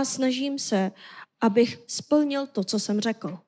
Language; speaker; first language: Czech; non-native, fluent; Korean